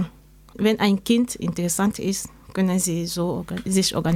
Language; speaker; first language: German; non-native, learner; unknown